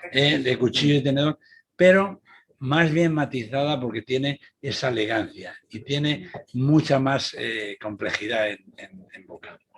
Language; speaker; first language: Spanish; native; Spanish